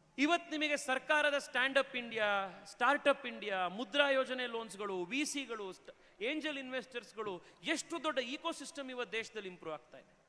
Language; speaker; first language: Kannada; native; Kannada